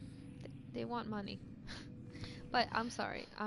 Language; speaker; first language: English; native; English